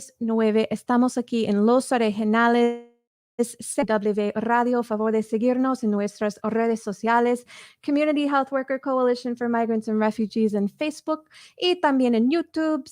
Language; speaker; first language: Spanish; early bilingual, heritage; English